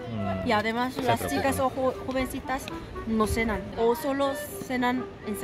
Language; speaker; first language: Spanish; non-native, fluent; Korean